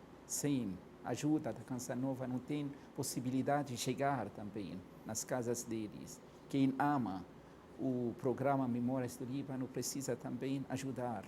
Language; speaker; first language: Portuguese; non-native, fluent; Arabic